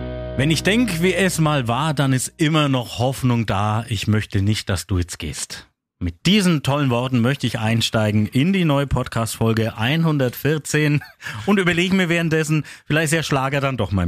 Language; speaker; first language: German; native; German